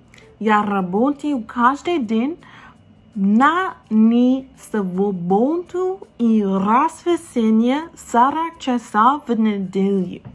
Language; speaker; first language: Russian; non-native, learner; English